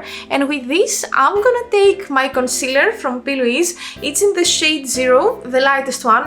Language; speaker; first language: English; non-native, fluent; Greek